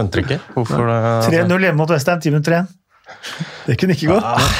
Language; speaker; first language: Norwegian; native; Norwegian